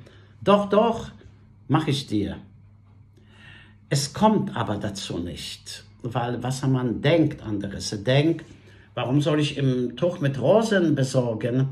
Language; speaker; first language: German; non-native, fluent; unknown